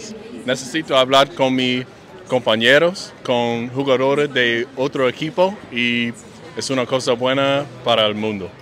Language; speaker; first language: Spanish; non-native, learner; English